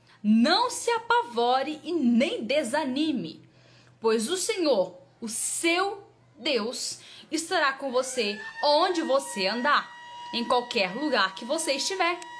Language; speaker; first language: Portuguese; native; Portuguese